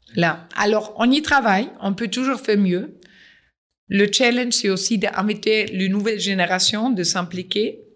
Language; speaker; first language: French; non-native, fluent; German